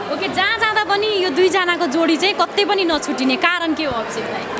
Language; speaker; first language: Nepali; native; Nepali